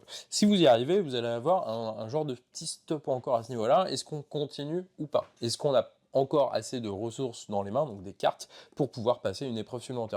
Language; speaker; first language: French; native; French